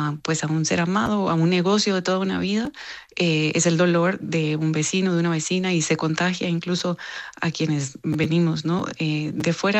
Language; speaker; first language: Spanish; native; Spanish